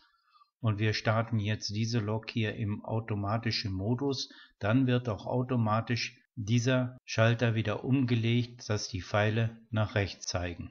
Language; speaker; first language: German; native; German